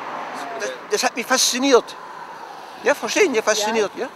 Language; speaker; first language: German; native; German